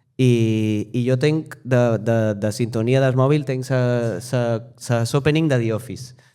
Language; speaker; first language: Catalan; native; Catalan